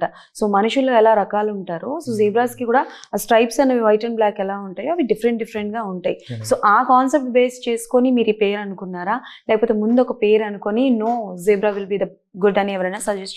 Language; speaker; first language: Telugu; native; Telugu